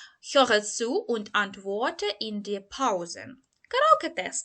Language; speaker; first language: German; non-native, fluent; Ukrainian